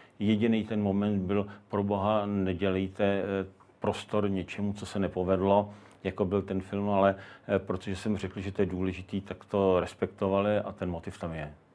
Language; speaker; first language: Czech; native; Czech